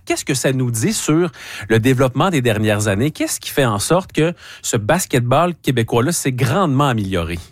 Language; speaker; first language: French; native; French